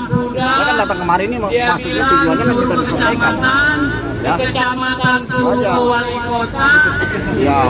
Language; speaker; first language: Indonesian; native; Indonesian